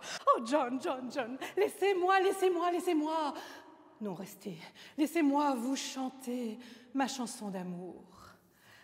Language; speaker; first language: French; native; French